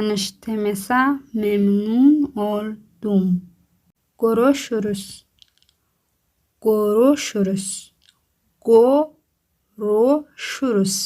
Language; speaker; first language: Turkish; non-native, learner; Somali